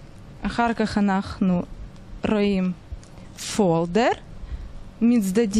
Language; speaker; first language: Hebrew; non-native, fluent; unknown